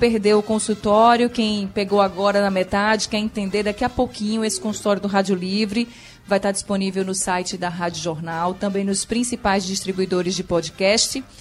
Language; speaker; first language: Portuguese; native; Portuguese